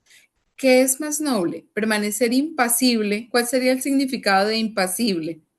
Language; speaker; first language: Spanish; native; Spanish